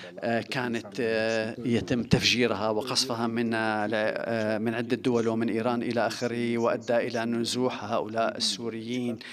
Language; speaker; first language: Arabic; non-native, fluent; Turkish